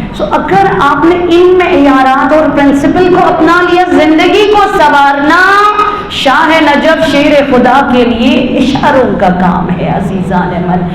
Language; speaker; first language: Urdu; native; Urdu